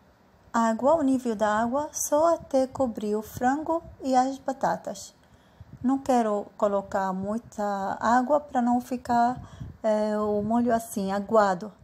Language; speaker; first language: Portuguese; non-native, fluent; Arabic